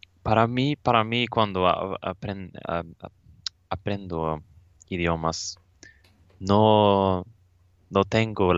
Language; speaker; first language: Spanish; non-native, learner; Swedish